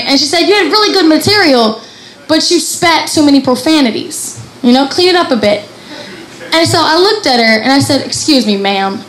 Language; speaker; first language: English; native; English